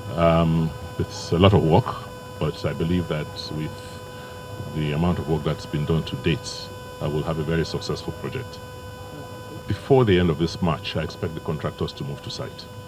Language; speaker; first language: Nigerian Pidgin; non-native, local second language; Bini